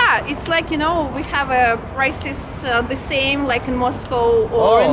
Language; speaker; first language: English; non-native, fluent; Russian